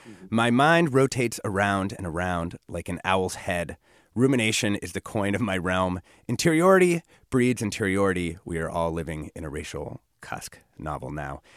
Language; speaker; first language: English; native; English